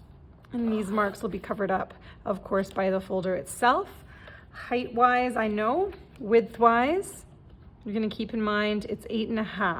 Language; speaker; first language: English; native; English